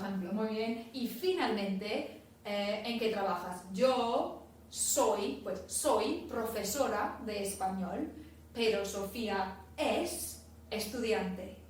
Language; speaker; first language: Spanish; non-native, fluent; English